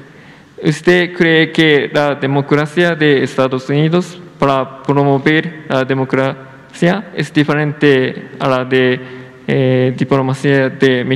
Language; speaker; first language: Spanish; non-native, fluent; Japanese